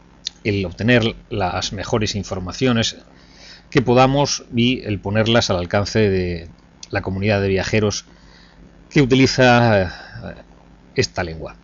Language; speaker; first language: Spanish; native; Spanish